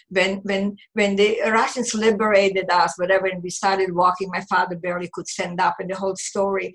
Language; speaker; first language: English; non-native, fluent; German